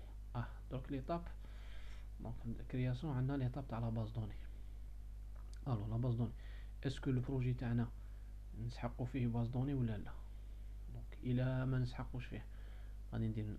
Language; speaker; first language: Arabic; native; Arabic